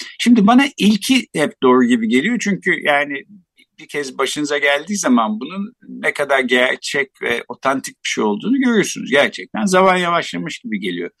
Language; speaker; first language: Turkish; native; Turkish